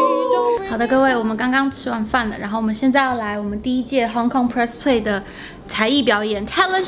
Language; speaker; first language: Chinese; native; Chinese